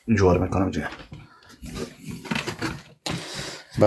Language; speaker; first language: Persian; native; Persian